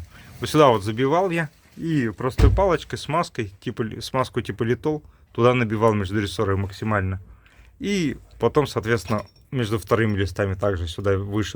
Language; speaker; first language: Russian; native; Russian